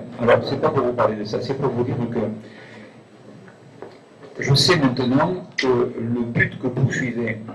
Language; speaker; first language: French; native; French